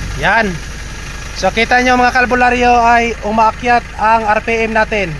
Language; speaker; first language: Filipino; non-native, local second language; Cebuano